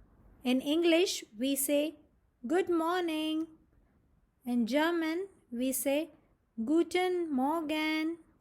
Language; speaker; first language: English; non-native, local second language; Marathi